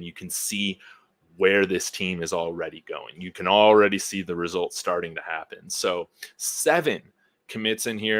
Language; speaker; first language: English; native; English